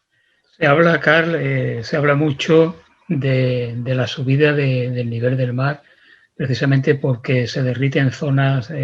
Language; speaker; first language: Spanish; native; Spanish